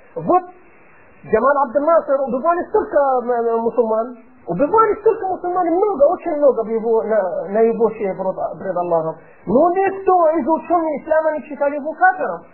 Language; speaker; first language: Russian; non-native, fluent; Arabic